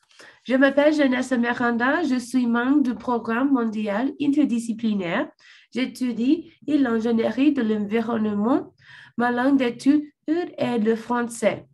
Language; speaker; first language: French; non-native, learner; English